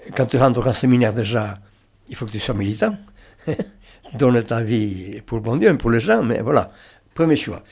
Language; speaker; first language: French; non-native, local second language; Basque